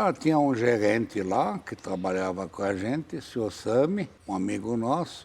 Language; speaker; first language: Portuguese; non-native, fluent; Arabic